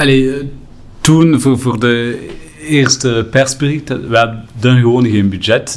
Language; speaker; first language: Dutch; non-native, local second language; French